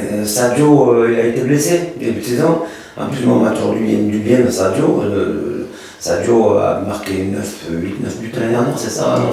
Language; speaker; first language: French; native; French